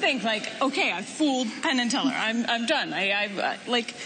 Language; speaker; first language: English; native; English